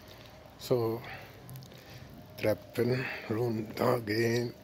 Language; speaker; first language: German; non-native, learner; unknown